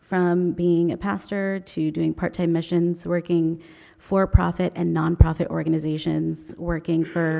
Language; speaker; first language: English; native; English